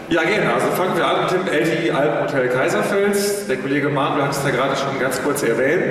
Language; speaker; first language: German; native; German